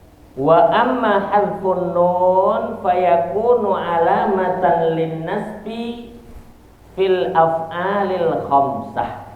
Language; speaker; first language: Arabic; non-native, fluent; Indonesian